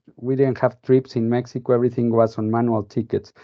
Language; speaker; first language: English; non-native, fluent; Spanish